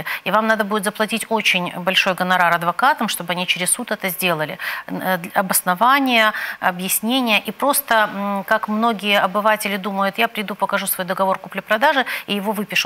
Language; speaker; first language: Russian; native; Russian